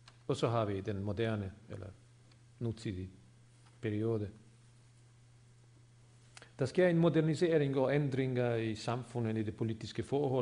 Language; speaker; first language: Swedish; non-native, fluent; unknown